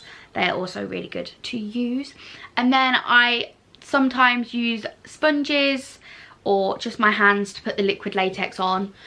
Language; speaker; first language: English; native; English